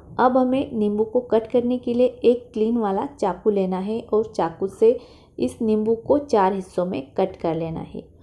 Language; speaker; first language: Hindi; non-native, local second language; Marathi